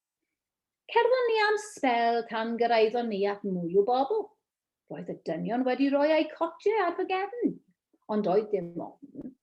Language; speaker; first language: Welsh; non-native, local second language; English